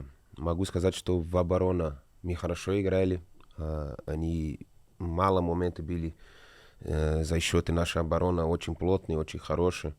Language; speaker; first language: Russian; non-native, learner; Portuguese